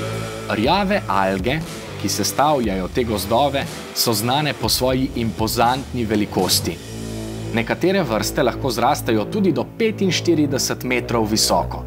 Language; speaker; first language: Slovenian; native; Slovenian